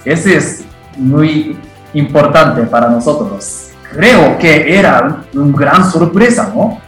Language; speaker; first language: Spanish; non-native, fluent; Japanese